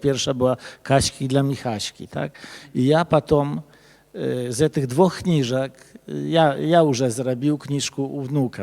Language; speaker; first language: Polish; early bilingual, other home language; Belarusian